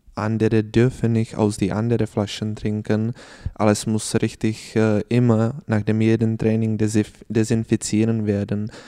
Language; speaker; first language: German; non-native, learner; Czech